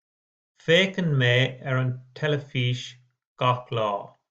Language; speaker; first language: Irish; non-native, learner; English